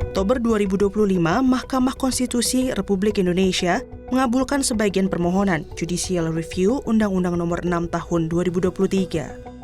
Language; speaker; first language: Indonesian; native; Indonesian